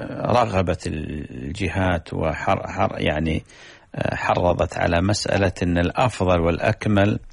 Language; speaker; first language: Arabic; native; Arabic